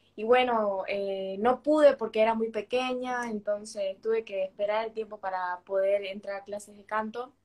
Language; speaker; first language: Spanish; native; Spanish